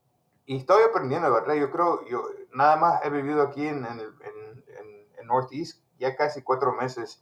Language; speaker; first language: Spanish; early bilingual, heritage; Spanish